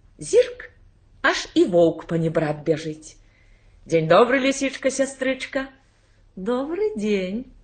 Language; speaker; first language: Belarusian; native; Belarusian